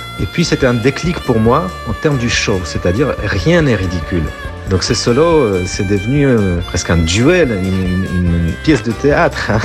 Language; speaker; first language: French; non-native, fluent; Polish